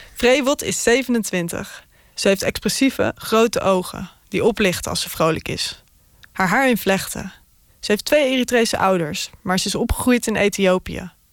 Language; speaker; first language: Dutch; native; Dutch